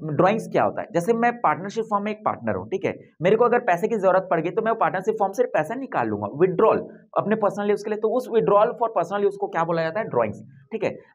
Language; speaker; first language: Hindi; native; Hindi